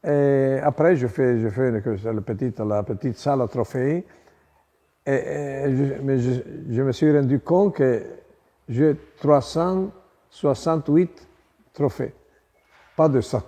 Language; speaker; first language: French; non-native, learner; Italian